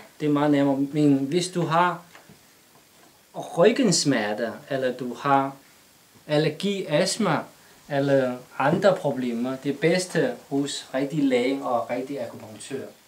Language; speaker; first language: Danish; non-native, learner; Chinese